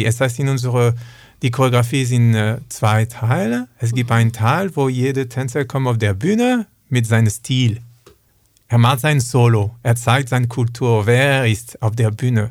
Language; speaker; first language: German; non-native, learner; French